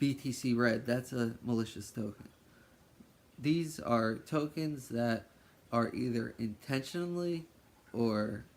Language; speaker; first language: English; native; English